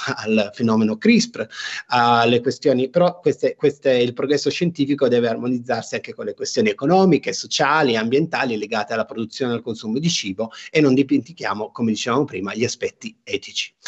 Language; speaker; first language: Italian; native; Italian